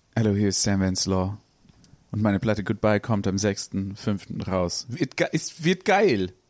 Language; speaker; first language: German; non-native, fluent; English